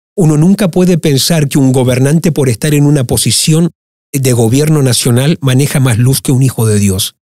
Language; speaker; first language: Spanish; early bilingual, heritage; Spanish